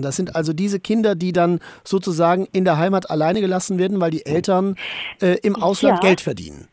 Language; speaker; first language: German; native; German